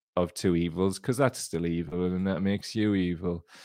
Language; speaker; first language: English; native; English